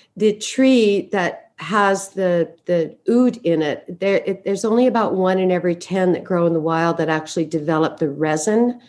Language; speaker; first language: English; native; English